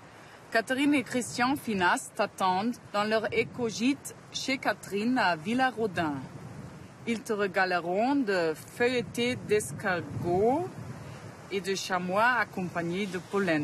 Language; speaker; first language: French; non-native, fluent; German